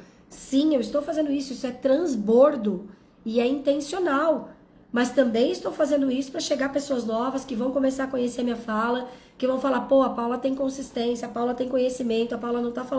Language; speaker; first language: Portuguese; native; Portuguese